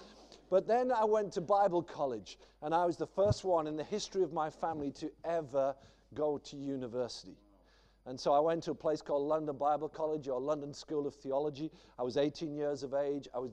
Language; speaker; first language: English; native; English